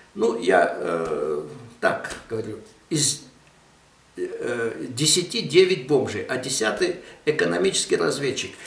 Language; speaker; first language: Russian; non-native, local second language; Armenian